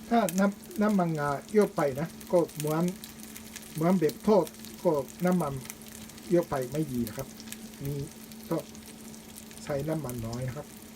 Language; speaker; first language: Thai; non-native, learner; Japanese